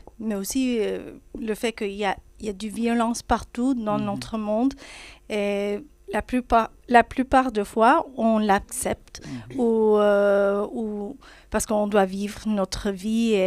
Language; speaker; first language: French; non-native, fluent; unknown